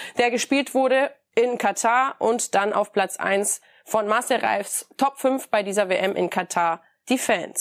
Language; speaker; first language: German; native; German